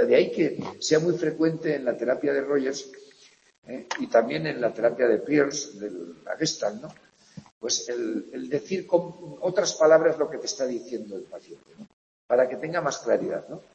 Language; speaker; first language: Spanish; native; Spanish